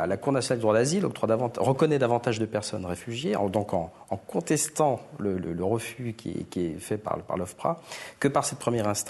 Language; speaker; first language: French; native; French